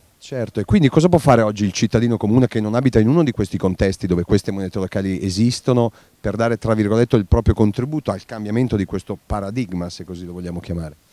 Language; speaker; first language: Italian; native; Italian